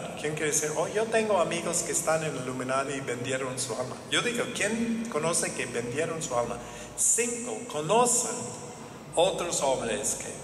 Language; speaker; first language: Spanish; non-native, learner; English